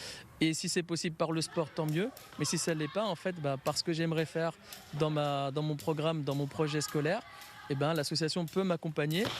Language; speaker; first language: French; native; French